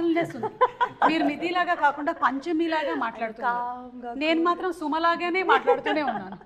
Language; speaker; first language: Telugu; native; Telugu